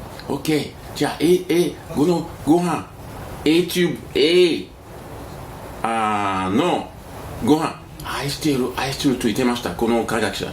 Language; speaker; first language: Japanese; non-native, learner; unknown